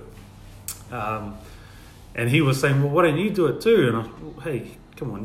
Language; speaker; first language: English; native; English